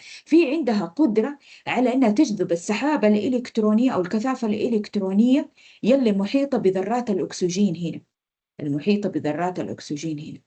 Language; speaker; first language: Arabic; native; Arabic